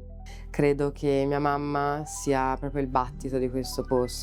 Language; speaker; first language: Italian; early bilingual, other home language; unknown